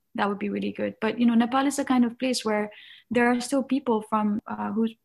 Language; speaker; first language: English; non-native, local second language; Nepali